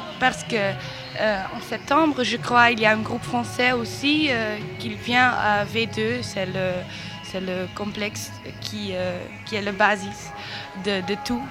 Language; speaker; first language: French; non-native, learner; Dutch